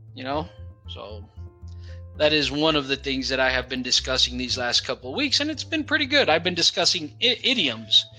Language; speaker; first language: English; non-native, fluent; Portuguese